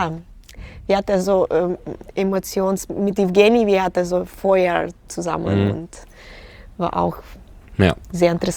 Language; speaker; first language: German; non-native, learner; Russian